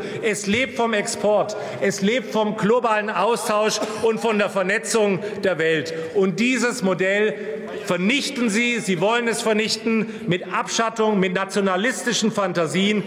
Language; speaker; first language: German; native; German